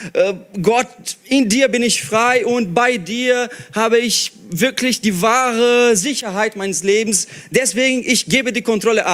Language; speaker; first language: German; non-native, fluent; Portuguese